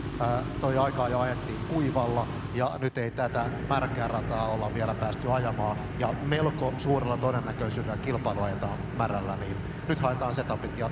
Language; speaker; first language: Finnish; native; Finnish